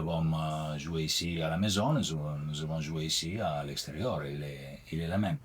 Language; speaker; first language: French; non-native, learner; Italian